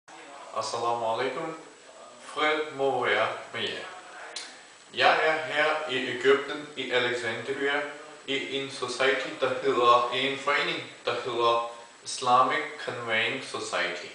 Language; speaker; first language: Danish; non-native, fluent; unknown